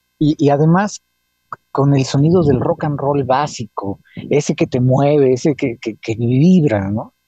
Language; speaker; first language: Spanish; native; Spanish